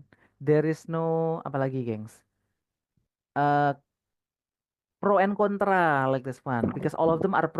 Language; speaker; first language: English; non-native, fluent; Indonesian